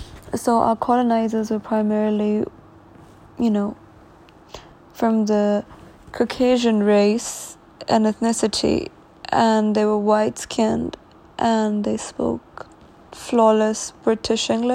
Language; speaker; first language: English; non-native, local second language; Urdu